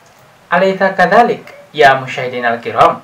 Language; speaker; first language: Arabic; non-native, learner; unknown